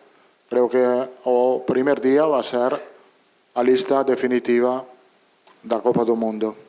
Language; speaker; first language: Portuguese; non-native, learner; Italian